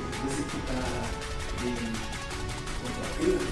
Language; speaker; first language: Portuguese; non-native, learner; Haitian Creole